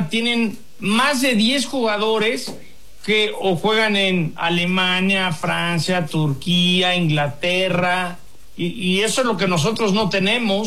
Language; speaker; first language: Spanish; native; Spanish